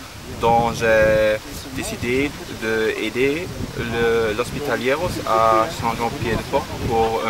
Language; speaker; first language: French; non-native, learner; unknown